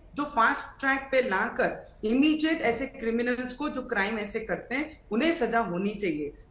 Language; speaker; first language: Hindi; non-native, local second language; Marathi